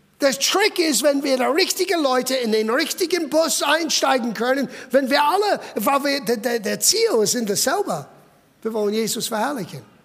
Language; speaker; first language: German; non-native, fluent; English